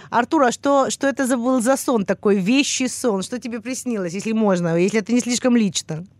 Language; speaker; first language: Russian; early bilingual, heritage; Russian